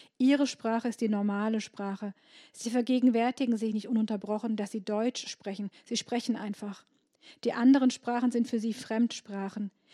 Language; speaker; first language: German; early bilingual, other home language; Turkish